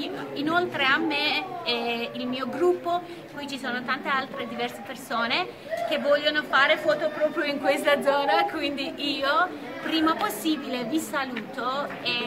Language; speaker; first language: Italian; non-native, fluent; Persian